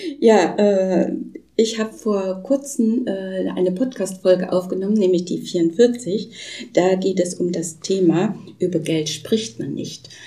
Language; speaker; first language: German; native; German